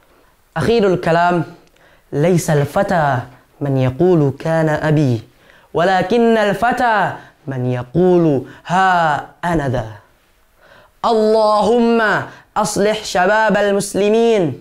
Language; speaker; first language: Arabic; non-native, learner; Indonesian